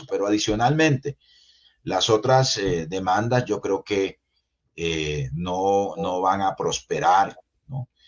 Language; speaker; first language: Spanish; native; Spanish